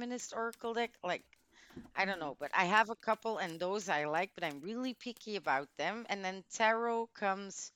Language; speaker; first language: English; non-native, fluent; Dutch